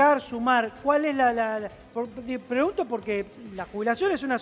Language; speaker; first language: Spanish; native; Spanish